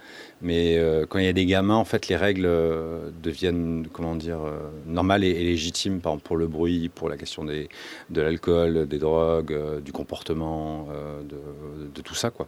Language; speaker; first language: French; native; French